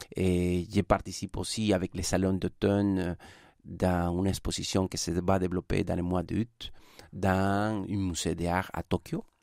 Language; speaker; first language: French; non-native, fluent; Spanish